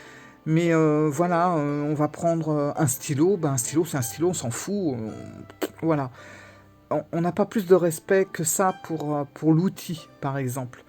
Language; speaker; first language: French; native; French